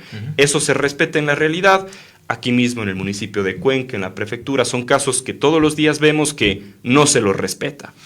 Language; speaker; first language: Spanish; native; Spanish